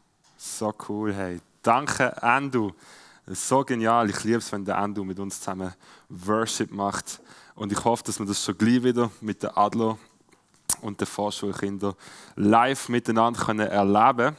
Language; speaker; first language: German; native; German